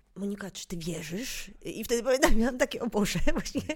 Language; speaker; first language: Polish; native; Polish